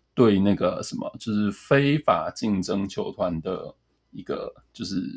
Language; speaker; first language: Chinese; native; Chinese